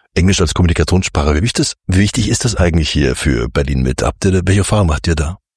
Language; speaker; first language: German; native; German